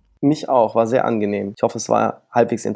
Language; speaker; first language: German; native; German